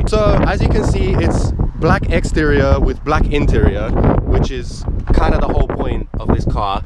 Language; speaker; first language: English; native; English